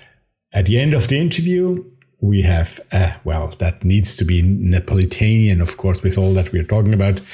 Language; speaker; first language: English; non-native, fluent; German